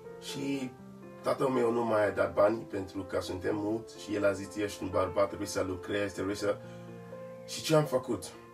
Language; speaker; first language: Romanian; non-native, learner; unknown